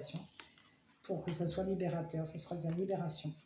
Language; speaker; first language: French; native; French